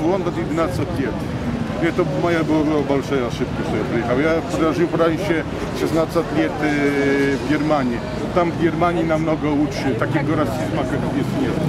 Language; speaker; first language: Russian; non-native, learner; Polish